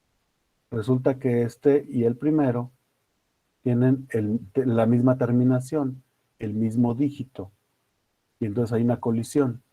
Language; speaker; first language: Spanish; native; Spanish